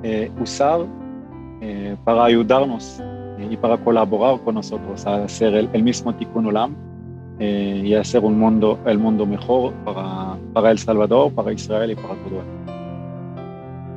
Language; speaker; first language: Spanish; non-native, fluent; Hebrew